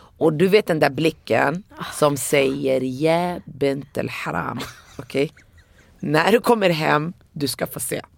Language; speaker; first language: Swedish; early bilingual, other home language; Arabic